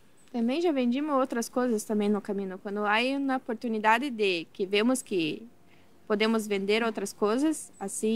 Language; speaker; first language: Spanish; non-native, learner; Portuguese